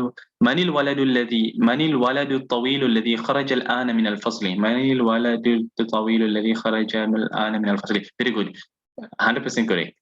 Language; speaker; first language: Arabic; non-native, fluent; English